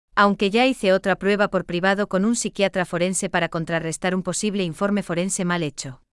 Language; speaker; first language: Spanish; non-native, fluent; German